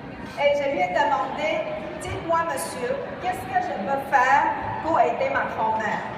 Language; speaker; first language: French; non-native, fluent; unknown